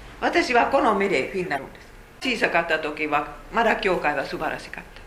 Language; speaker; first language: Japanese; non-native, fluent; Finnish